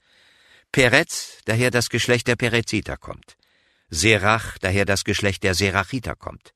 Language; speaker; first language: German; native; German